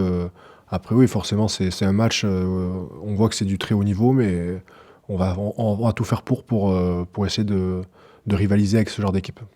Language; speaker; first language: French; native; French